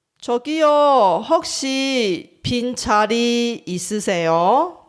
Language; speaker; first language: Korean; non-native, fluent; Chinese